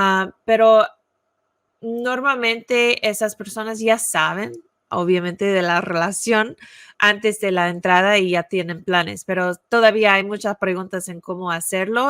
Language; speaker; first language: Spanish; non-native, fluent; English